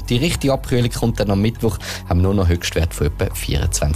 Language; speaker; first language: German; native; German